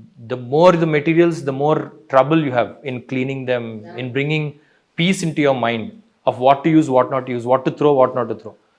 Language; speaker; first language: English; non-native, local second language; Telugu